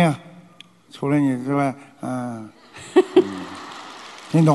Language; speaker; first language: Chinese; native; Chinese